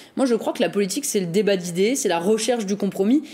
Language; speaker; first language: French; native; French